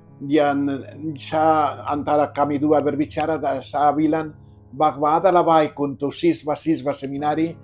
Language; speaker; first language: Indonesian; non-native, fluent; Spanish